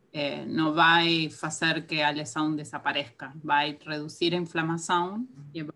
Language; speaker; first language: Portuguese; non-native, fluent; Spanish